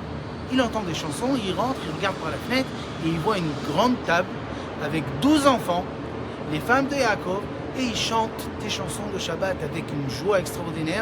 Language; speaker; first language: French; native; French